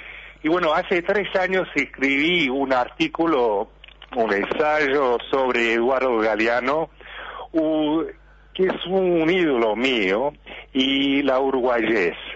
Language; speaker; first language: Spanish; early bilingual, heritage; Spanish